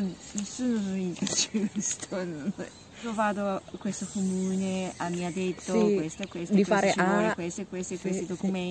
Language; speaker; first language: Italian; non-native, learner; Japanese